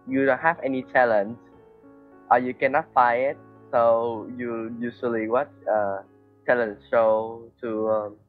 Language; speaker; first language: English; non-native, learner; Vietnamese